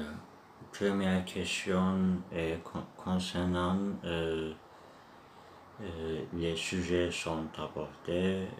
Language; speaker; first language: French; non-native, learner; Turkish